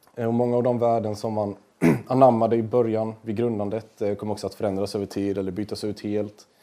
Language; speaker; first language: Swedish; native; Swedish